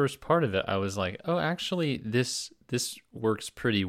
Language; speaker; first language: English; native; English